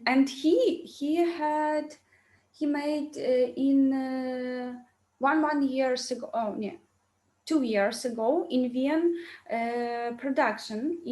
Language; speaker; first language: English; non-native, learner; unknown